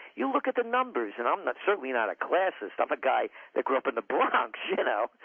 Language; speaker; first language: English; native; English